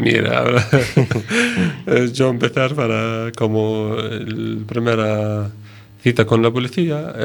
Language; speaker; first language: Spanish; non-native, learner; Arabic